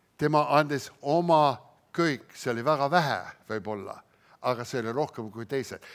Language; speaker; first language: Estonian; early bilingual, heritage; Estonian